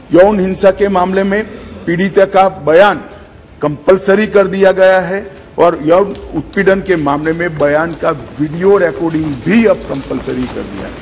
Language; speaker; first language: Hindi; non-native, local second language; Gujarati